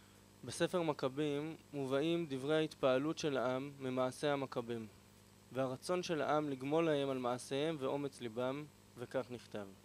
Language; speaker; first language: Hebrew; native; Hebrew